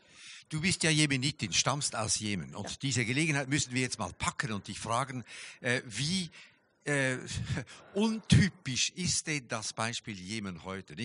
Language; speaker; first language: German; native; German